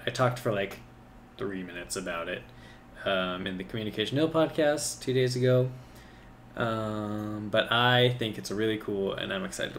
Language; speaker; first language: English; native; English